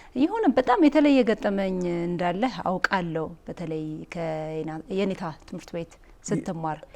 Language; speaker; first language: Amharic; native; Amharic